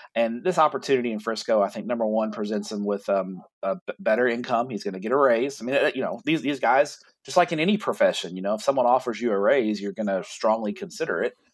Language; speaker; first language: English; native; English